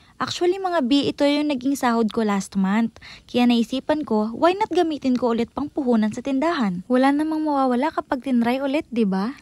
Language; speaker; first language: Filipino; non-native, local second language; Hiligaynon